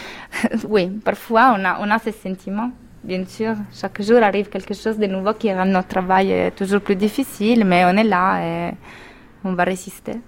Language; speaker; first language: French; non-native, fluent; Italian